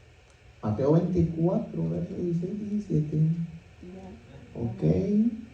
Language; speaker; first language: Spanish; native; Spanish